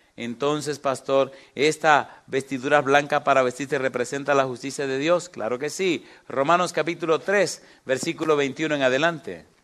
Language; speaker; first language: Spanish; native; Spanish